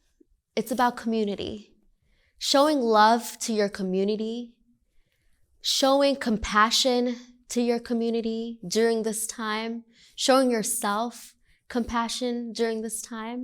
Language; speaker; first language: English; early bilingual, other home language; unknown